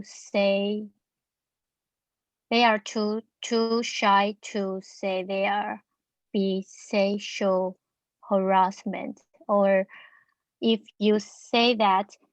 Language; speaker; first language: English; non-native, learner; Chinese